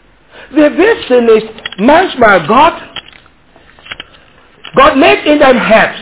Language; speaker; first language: German; non-native, learner; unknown